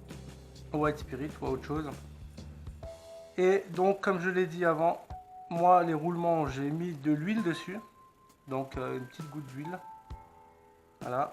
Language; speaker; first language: French; native; French